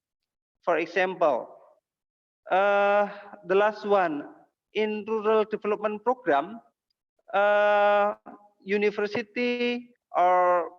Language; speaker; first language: English; non-native, learner; Indonesian